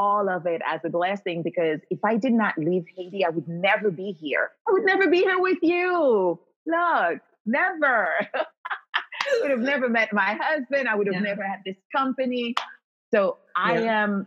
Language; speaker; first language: English; non-native, fluent; Haitian Creole